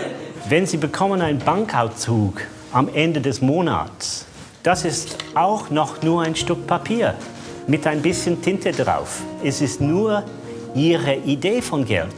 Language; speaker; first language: German; non-native, fluent; English